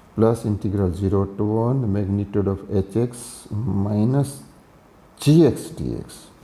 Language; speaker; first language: English; non-native, local second language; Gujarati